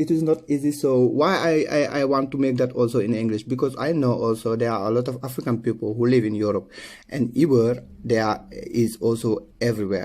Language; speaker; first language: English; non-native, learner; Wolof